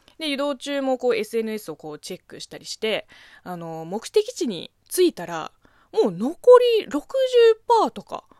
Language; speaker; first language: Japanese; non-native, fluent; Chinese